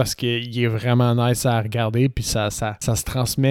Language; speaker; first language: French; native; French